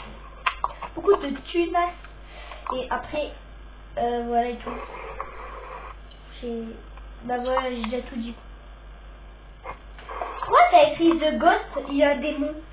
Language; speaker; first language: French; native; French